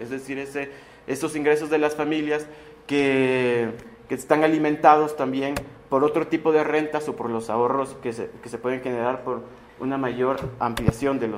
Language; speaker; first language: Spanish; native; Spanish